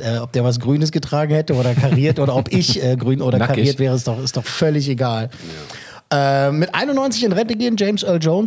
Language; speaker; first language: German; native; German